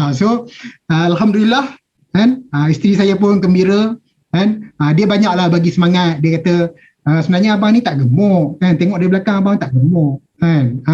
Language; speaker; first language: Malay; native; Malay